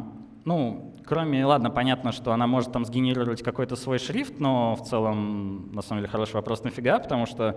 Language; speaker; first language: Russian; native; Russian